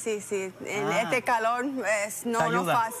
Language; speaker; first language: Spanish; early bilingual, heritage; Spanish